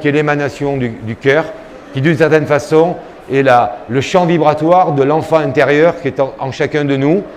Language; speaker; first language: French; native; French